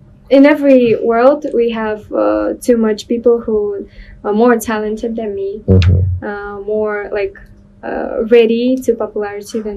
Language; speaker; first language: English; non-native, learner; Russian